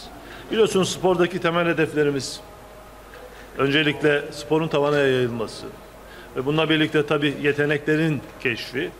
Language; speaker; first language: Turkish; native; Turkish